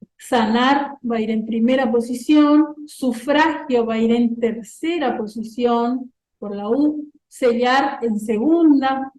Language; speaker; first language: Spanish; native; Spanish